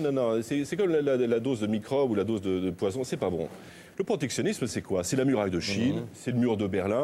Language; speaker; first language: French; native; French